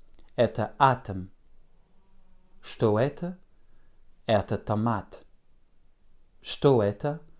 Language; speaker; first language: Russian; non-native, fluent; French